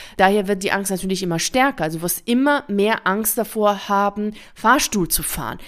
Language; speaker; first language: German; early bilingual, other home language; Persian